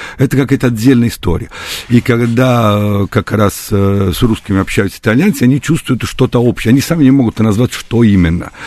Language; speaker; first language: Russian; non-native, fluent; Italian